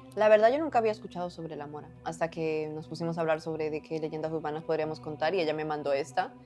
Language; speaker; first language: Spanish; native; Spanish